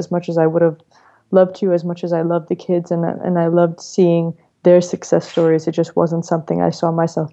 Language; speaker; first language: English; native; English